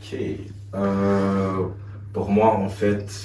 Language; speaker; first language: French; non-native, fluent; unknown